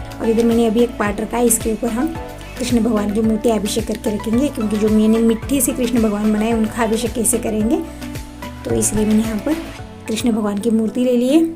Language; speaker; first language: Hindi; non-native, local second language; Marathi